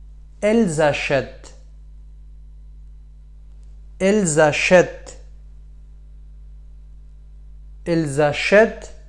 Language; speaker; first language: French; non-native, fluent; Pashto